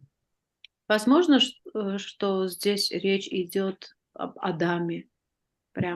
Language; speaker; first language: Russian; non-native, fluent; Armenian